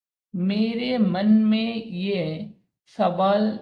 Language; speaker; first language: Hindi; non-native, fluent; Bangla